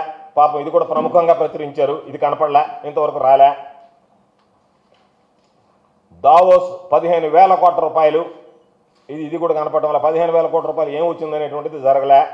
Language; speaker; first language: Telugu; native; Telugu